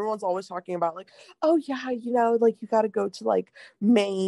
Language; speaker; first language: English; native; English